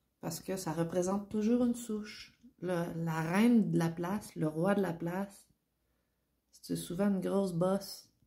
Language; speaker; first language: French; native; French